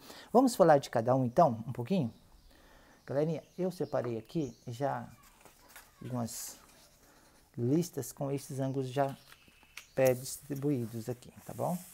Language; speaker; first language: Portuguese; native; Portuguese